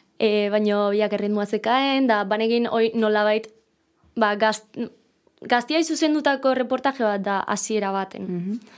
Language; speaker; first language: Basque; native; Basque